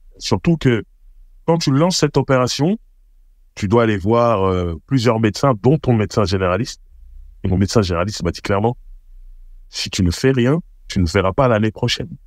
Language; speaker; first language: French; native; French